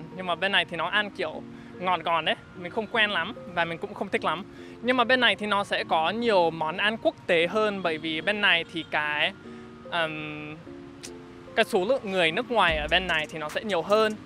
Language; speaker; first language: Vietnamese; non-native, fluent; English